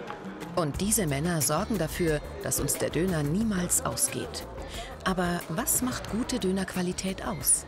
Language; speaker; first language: German; native; German